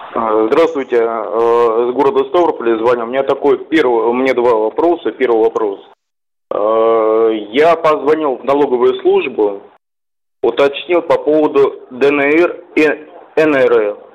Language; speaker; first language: Russian; native; Russian